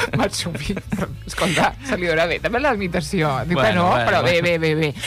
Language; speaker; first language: Catalan; native; Catalan